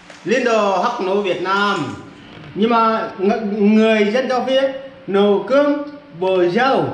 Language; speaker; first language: Vietnamese; non-native, learner; Portuguese